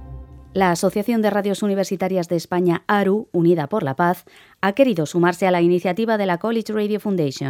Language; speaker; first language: Spanish; native; Spanish